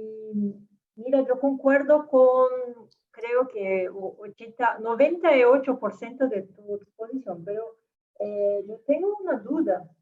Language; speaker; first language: Spanish; non-native, fluent; Portuguese